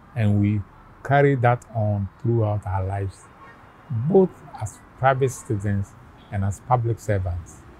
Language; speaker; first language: English; non-native, local second language; Akan